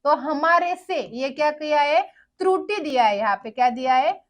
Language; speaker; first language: Hindi; non-native, local second language; Marathi